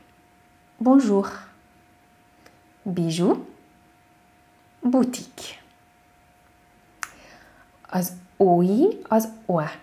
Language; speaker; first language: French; non-native, fluent; Hungarian